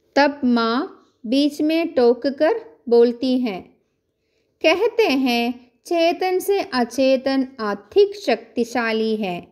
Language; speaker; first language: Hindi; non-native, local second language; Malayalam